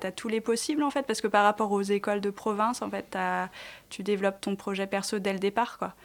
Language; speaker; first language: French; native; French